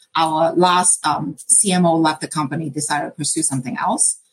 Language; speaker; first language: English; non-native, local second language; Cantonese